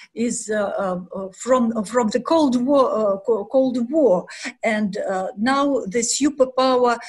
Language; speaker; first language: English; non-native, fluent; Russian